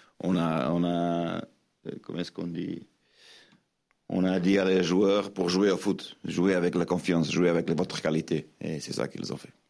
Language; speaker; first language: French; non-native, fluent; Portuguese